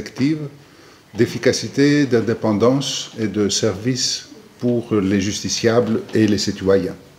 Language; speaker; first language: French; non-native, fluent; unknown